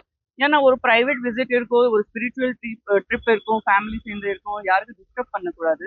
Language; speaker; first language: Tamil; non-native, local second language; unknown